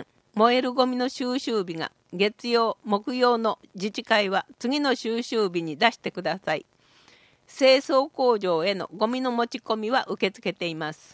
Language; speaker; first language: Japanese; native; Japanese